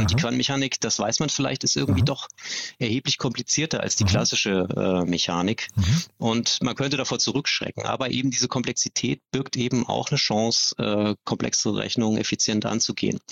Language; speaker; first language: German; native; German